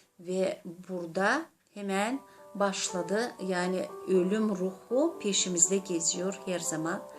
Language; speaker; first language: Turkish; non-native, learner; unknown